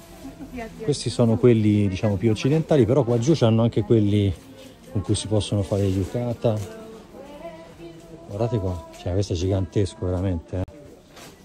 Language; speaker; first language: Italian; native; Italian